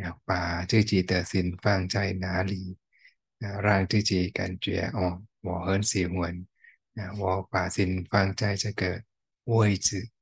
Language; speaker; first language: Chinese; non-native, fluent; Thai